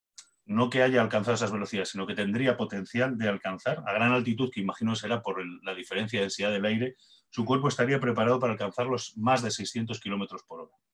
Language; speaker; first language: Spanish; native; Spanish